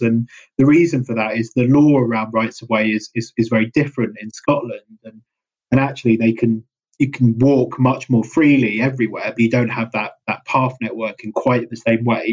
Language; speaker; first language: English; native; English